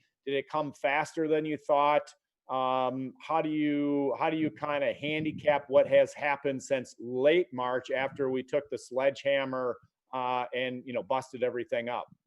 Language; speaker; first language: English; native; English